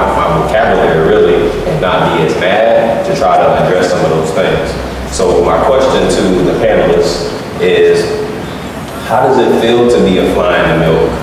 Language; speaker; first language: English; native; English